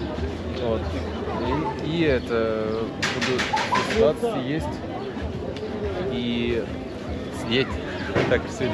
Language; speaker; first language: Russian; non-native, learner; Turkish